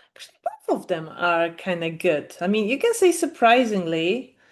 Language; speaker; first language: English; non-native, fluent; Polish